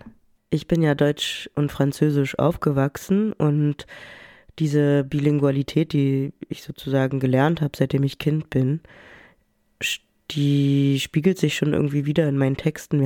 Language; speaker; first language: German; early bilingual, other home language; French